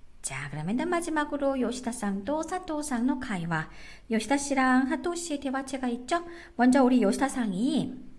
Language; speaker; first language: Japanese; non-native, local second language; Korean